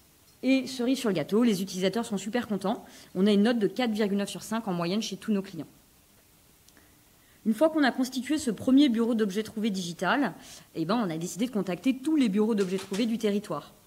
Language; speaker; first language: French; native; French